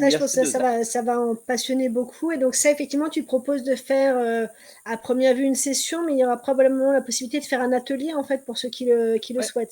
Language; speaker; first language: French; native; French